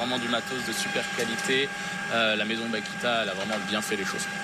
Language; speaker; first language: French; native; French